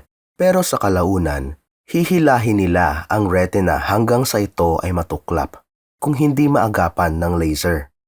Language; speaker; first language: Filipino; native; Filipino